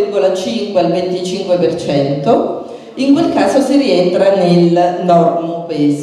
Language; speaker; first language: Italian; native; Italian